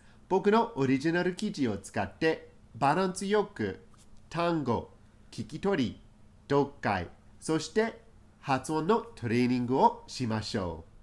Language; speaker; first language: Japanese; non-native, fluent; English